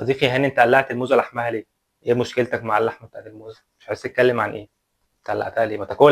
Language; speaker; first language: Arabic; native; Arabic